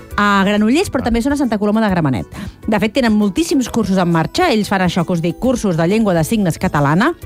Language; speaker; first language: Catalan; native; Catalan